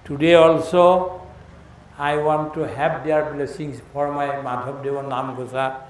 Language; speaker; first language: English; non-native, local second language; Assamese